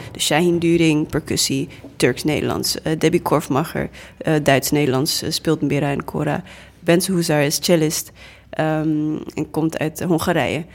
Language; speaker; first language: Dutch; early bilingual, other home language; English